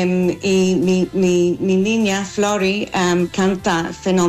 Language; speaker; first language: Spanish; non-native, learner; English